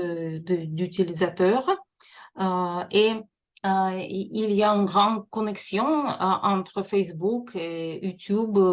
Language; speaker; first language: French; non-native, learner; Russian